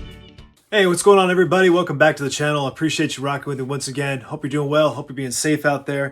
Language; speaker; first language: English; native; English